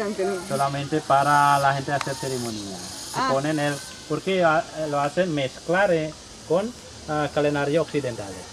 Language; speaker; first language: Spanish; non-native, learner; Balinese